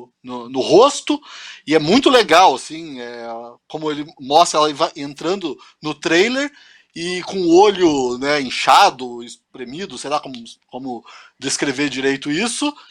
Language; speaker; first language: Portuguese; native; Portuguese